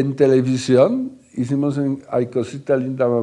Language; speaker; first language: Spanish; non-native, fluent; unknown